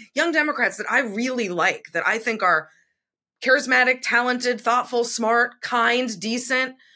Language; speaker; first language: English; native; English